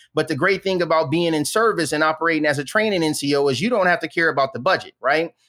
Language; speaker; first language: English; native; English